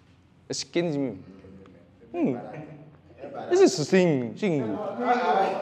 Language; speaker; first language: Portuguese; non-native, learner; Vietnamese